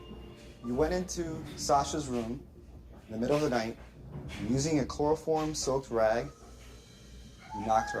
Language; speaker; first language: English; native; English